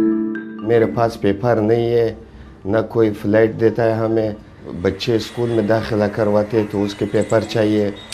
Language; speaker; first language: Hindi; non-native, fluent; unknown